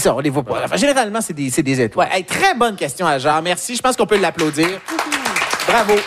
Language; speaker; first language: French; native; French